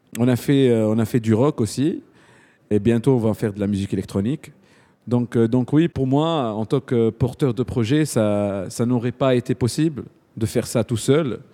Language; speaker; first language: French; non-native, local second language; Arabic